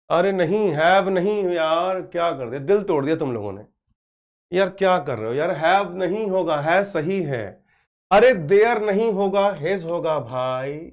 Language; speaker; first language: Hindi; native; Hindi